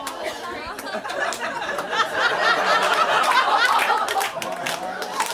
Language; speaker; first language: English; non-native, fluent; Russian